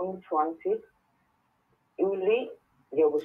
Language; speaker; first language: German; non-native, learner; Bangla